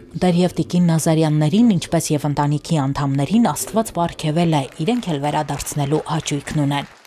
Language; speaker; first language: Armenian; native; Armenian